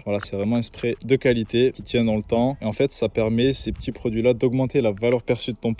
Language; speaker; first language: French; native; French